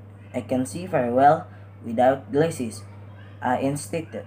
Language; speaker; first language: English; non-native, learner; Indonesian